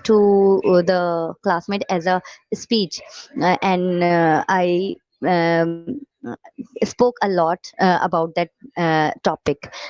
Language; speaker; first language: English; non-native, learner; Urdu